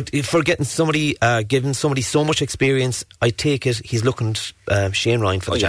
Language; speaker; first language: English; native; English